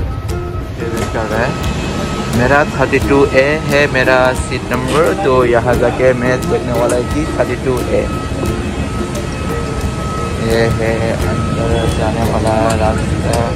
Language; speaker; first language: Hindi; non-native, local second language; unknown